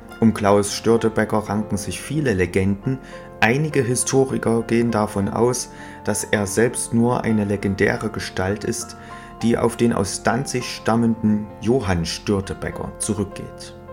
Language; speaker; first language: German; native; German